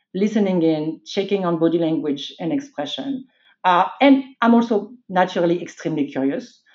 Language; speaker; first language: English; non-native, fluent; French